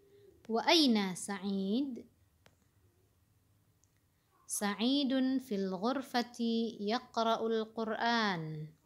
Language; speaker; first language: Arabic; non-native, fluent; Indonesian